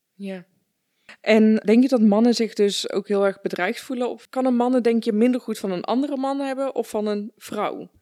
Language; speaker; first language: Dutch; early bilingual, other home language; Persian